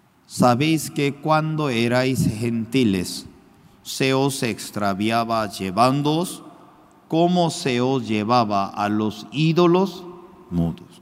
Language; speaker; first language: Spanish; non-native, fluent; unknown